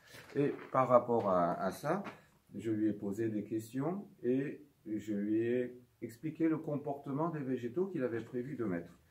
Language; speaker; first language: French; native; French